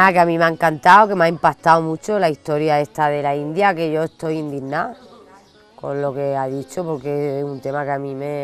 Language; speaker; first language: Spanish; native; Spanish